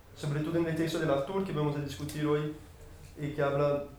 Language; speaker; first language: Spanish; non-native, fluent; Portuguese